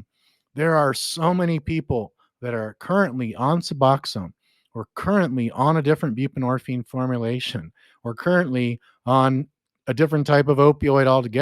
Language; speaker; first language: English; native; English